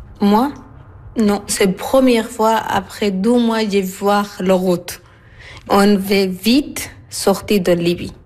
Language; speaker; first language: French; non-native, learner; Arabic